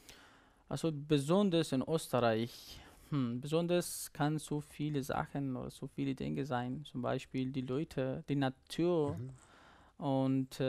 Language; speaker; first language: German; non-native, learner; Persian